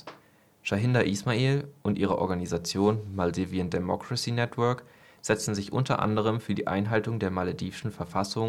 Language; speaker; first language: German; native; German